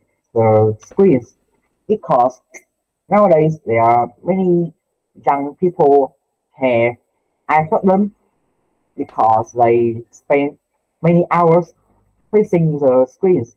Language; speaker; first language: English; non-native, learner; Vietnamese